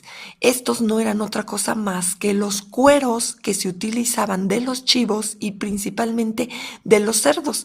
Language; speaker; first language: Spanish; native; Spanish